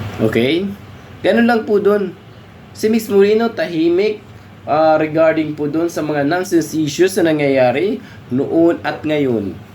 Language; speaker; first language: Filipino; non-native, local second language; Cebuano